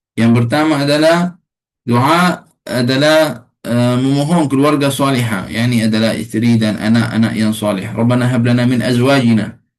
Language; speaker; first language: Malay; non-native, fluent; Arabic